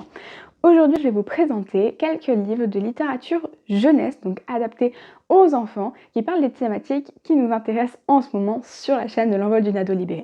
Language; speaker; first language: French; native; French